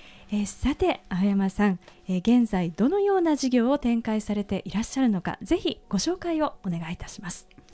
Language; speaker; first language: Japanese; native; Japanese